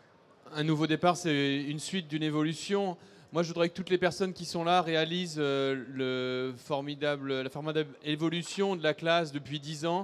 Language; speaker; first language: French; native; French